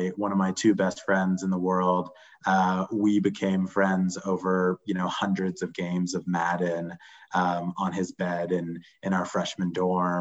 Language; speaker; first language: English; native; English